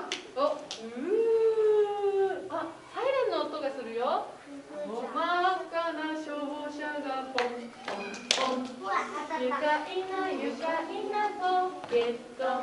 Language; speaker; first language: Japanese; native; Japanese